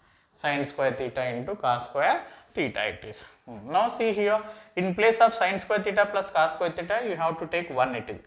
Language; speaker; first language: English; non-native, local second language; Telugu